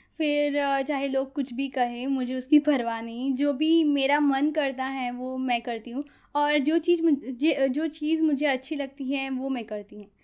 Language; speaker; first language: Hindi; non-native, local second language; Konkani